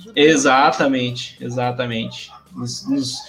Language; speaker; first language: Portuguese; native; Portuguese